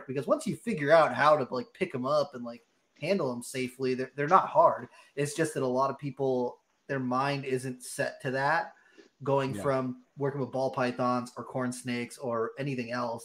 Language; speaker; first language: English; native; English